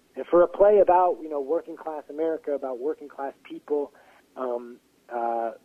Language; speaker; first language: English; native; English